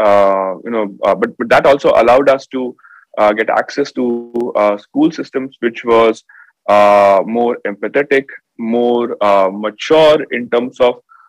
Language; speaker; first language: English; non-native, local second language; Marathi